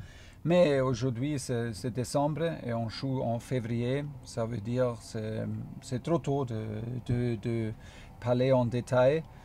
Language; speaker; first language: French; non-native, fluent; German